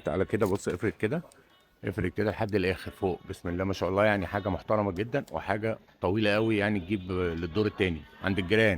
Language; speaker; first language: Arabic; native; Arabic